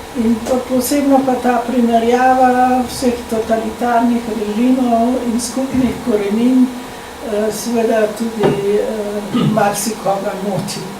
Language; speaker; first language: Slovenian; early bilingual, heritage; Slovenian